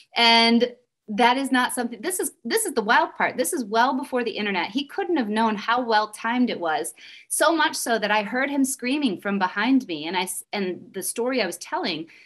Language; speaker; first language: English; native; English